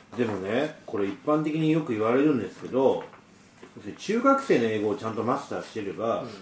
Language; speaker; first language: Japanese; native; Japanese